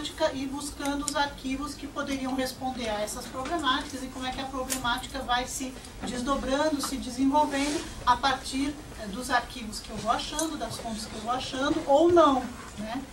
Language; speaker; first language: Portuguese; native; Portuguese